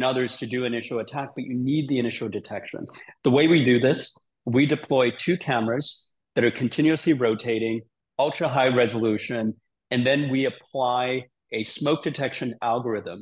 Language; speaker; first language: English; native; English